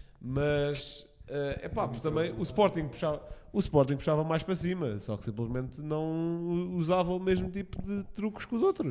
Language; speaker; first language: Portuguese; native; Portuguese